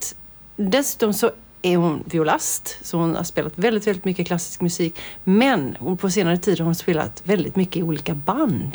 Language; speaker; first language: Swedish; native; Swedish